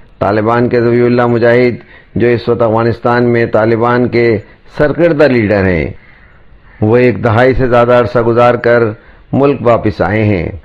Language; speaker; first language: Urdu; native; Urdu